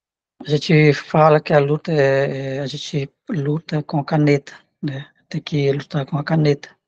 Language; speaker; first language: Portuguese; non-native, local second language; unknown